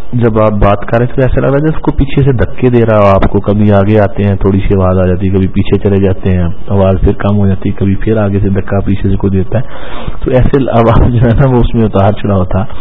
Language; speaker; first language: Urdu; non-native, local second language; Punjabi